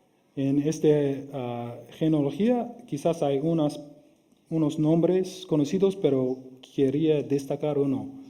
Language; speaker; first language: Spanish; non-native, fluent; English